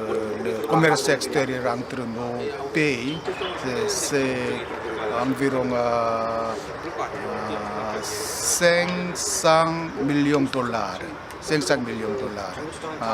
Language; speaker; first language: French; non-native, learner; Korean